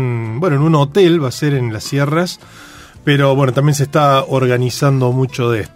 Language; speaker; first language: Spanish; native; Spanish